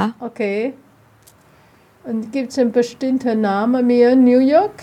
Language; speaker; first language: German; non-native, learner; Chinese